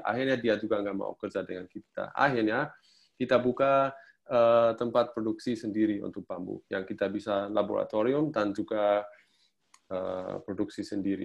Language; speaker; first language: Indonesian; non-native, fluent; German